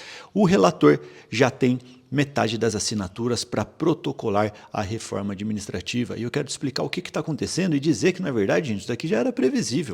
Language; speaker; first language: Portuguese; native; Portuguese